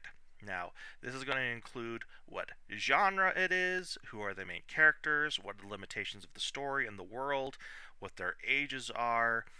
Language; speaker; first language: English; native; English